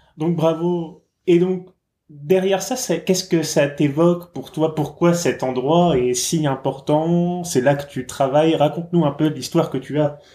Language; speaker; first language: French; native; French